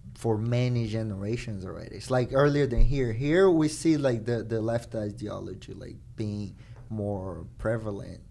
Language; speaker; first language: English; non-native, fluent; Portuguese